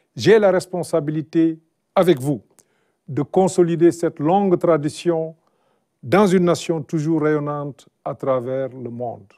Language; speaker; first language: French; non-native, local second language; Wolof